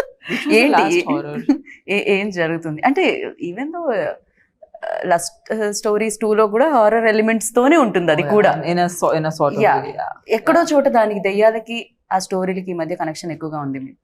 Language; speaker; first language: Telugu; native; Telugu